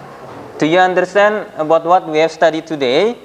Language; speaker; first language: English; non-native, fluent; Indonesian